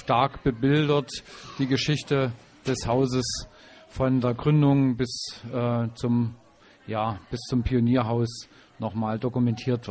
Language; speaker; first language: German; native; German